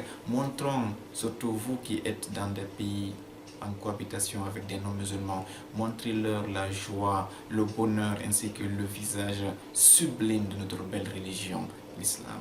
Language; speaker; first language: French; non-native, local second language; Fula